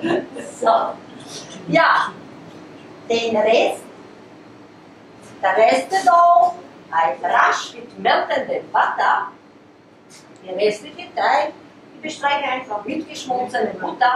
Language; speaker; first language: German; non-native, fluent; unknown